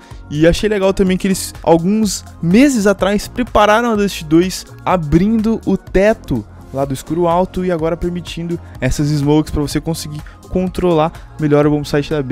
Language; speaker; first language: Portuguese; native; Portuguese